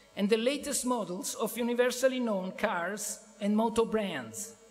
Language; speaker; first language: English; non-native, fluent; Italian